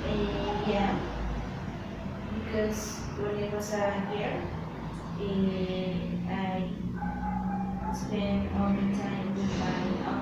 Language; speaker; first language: English; non-native, learner; Spanish